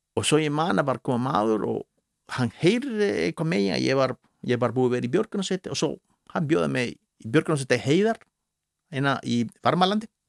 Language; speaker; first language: Icelandic; non-native, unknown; Spanish